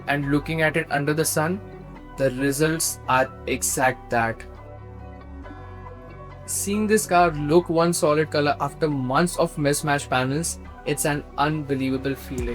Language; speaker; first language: English; non-native, local second language; Hindi